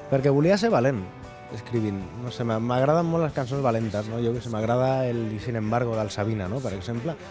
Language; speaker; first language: Catalan; non-native, local second language; Spanish